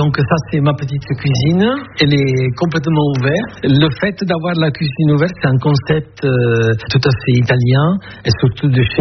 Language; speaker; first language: French; non-native, fluent; Italian